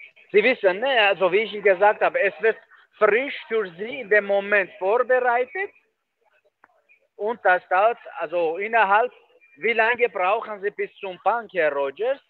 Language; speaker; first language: German; non-native, fluent; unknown